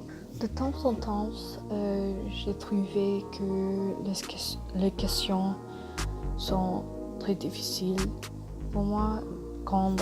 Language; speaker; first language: French; non-native, learner; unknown